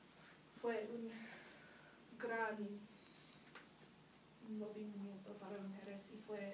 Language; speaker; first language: Spanish; non-native, learner; English